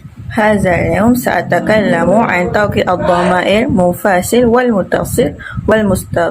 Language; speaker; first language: Arabic; non-native, learner; Malay